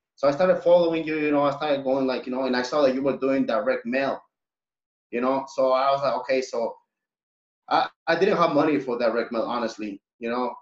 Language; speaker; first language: English; early bilingual, other home language; Spanish